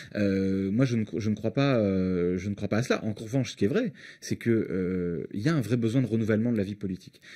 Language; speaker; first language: French; native; French